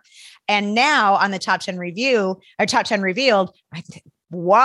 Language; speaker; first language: English; native; English